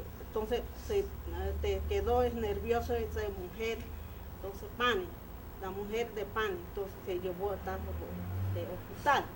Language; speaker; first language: Spanish; non-native, local second language; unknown